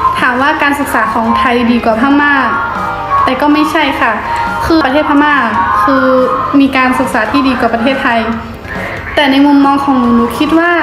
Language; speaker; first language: Thai; early bilingual, other home language; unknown